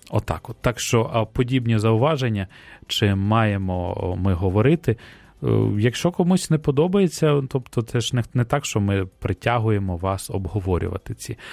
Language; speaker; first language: Ukrainian; native; Ukrainian